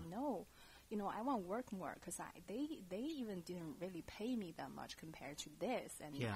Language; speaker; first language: English; non-native, fluent; Chinese